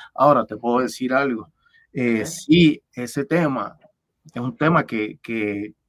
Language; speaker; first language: Spanish; native; Spanish